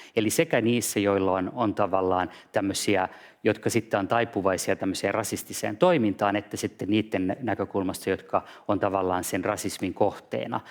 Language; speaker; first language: Finnish; non-native, local second language; Swedish